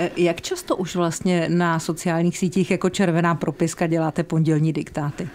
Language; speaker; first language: Czech; native; Czech